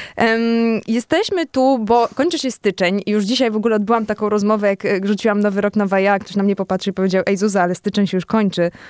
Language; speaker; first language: Polish; native; Polish